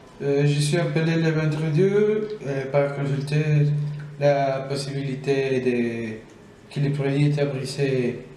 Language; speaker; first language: French; non-native, learner; Spanish